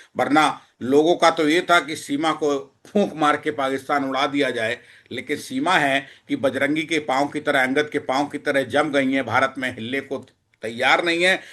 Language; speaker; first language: Hindi; native; Hindi